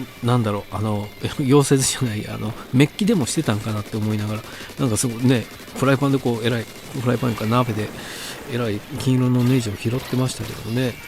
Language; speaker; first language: Japanese; native; Japanese